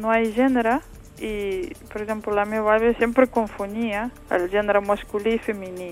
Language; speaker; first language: Catalan; non-native, fluent; Tatar